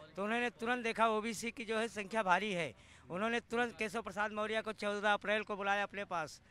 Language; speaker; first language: Hindi; native; Hindi